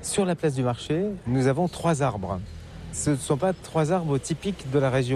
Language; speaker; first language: French; native; French